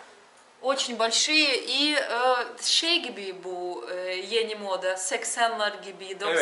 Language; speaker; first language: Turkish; non-native, fluent; Russian